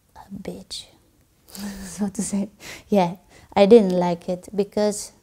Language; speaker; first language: English; non-native, fluent; Romanian